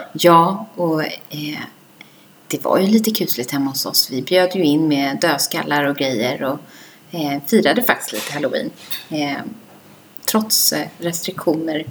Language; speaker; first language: Swedish; native; Swedish